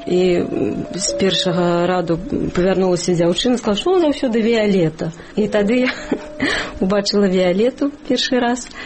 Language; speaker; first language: Belarusian; non-native, local second language; Russian